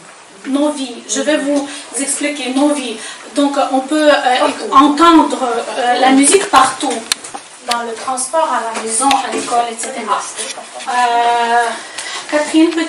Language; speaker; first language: French; non-native, fluent; Ukrainian